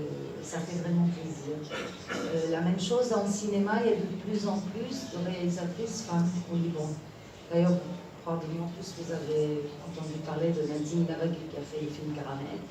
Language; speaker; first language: French; non-native, local second language; Arabic